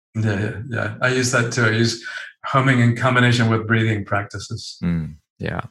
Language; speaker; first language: English; early bilingual, other home language; Spanish